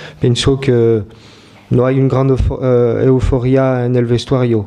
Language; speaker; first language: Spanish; non-native, learner; French